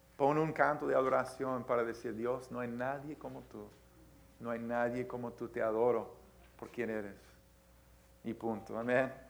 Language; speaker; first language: Spanish; early bilingual, heritage; Spanish